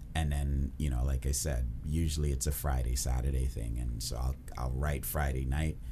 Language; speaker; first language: English; early bilingual, other home language; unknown